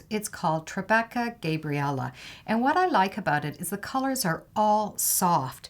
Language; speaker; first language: English; native; English